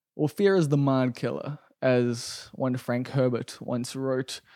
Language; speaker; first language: English; native; English